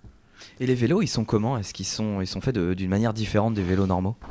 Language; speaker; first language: French; native; French